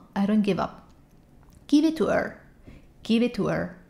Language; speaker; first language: English; non-native, fluent; Persian